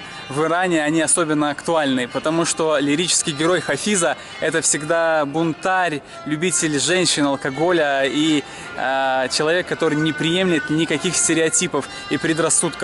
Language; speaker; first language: Russian; native; Russian